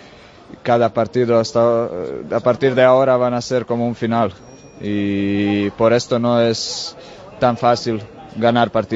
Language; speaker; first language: Spanish; non-native, fluent; Croatian